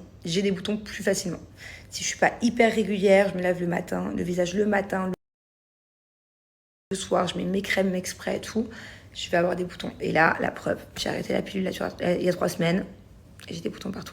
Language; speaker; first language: French; native; French